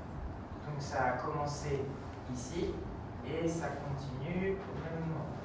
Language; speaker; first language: French; non-native, fluent; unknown